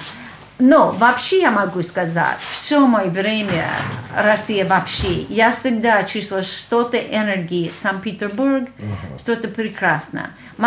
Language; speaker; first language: Russian; non-native, learner; English